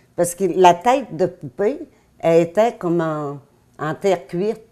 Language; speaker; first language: French; native; French